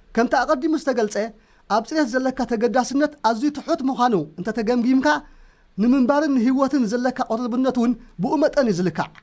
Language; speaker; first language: Tigrinya; native; Tigrinya